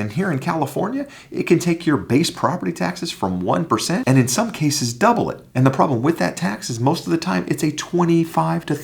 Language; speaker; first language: English; native; English